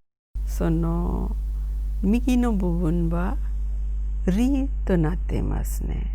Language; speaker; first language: Japanese; non-native, fluent; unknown